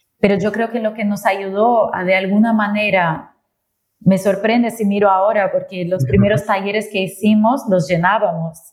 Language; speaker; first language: Spanish; non-native, fluent; Portuguese